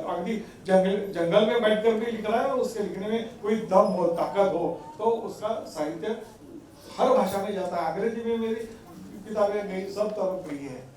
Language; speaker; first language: Hindi; non-native, local second language; Marathi